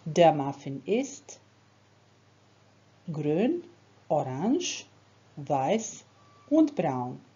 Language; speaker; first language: German; non-native, fluent; Croatian